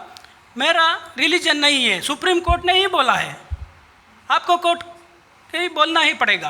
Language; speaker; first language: Hindi; non-native, local second language; Kannada